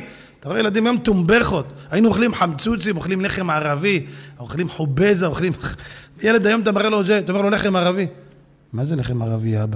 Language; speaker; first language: Hebrew; native; Hebrew